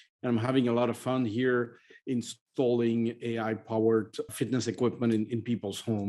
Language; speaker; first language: English; non-native, fluent; French